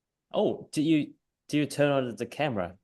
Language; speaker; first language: English; non-native, fluent; Vietnamese